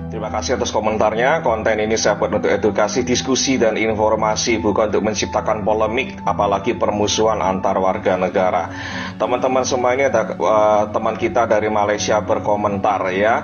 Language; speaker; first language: Indonesian; native; Indonesian